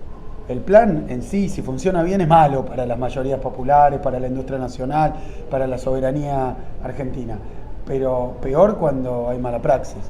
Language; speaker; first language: Spanish; native; Spanish